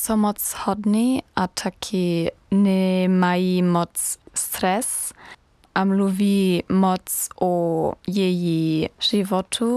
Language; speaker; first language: Czech; non-native, learner; German